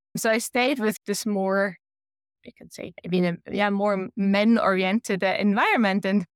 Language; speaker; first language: English; non-native, fluent; German